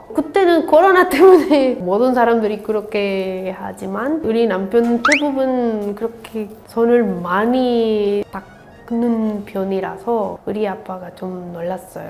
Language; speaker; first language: Korean; non-native, learner; Spanish